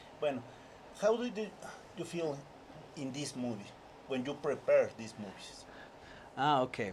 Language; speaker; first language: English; non-native, learner; Spanish